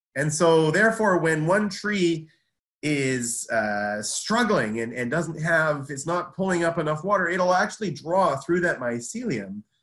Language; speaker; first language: English; native; English